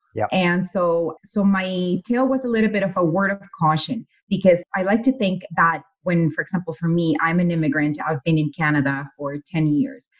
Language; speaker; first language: English; non-native, fluent; Spanish